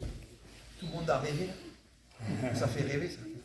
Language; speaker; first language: French; native; French